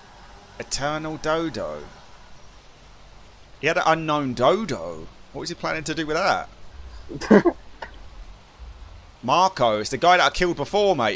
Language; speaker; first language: English; native; English